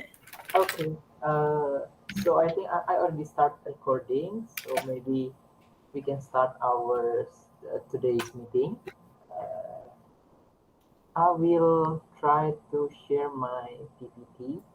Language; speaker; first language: English; non-native, learner; Indonesian